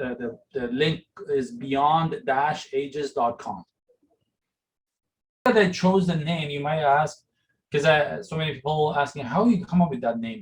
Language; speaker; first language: English; non-native, fluent; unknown